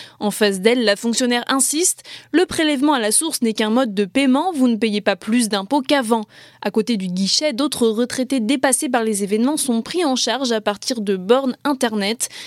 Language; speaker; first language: French; native; French